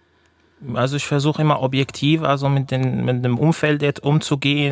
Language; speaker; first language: German; non-native, fluent; Arabic